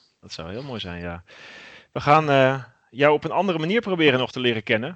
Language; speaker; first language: Dutch; native; Dutch